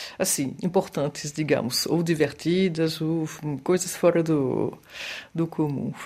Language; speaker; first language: Portuguese; non-native, fluent; French